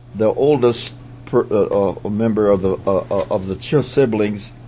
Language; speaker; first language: English; native; English